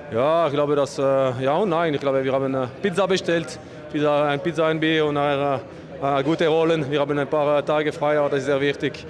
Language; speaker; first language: German; non-native, learner; French